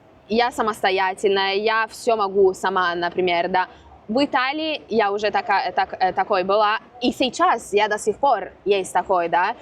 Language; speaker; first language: Russian; non-native, fluent; Italian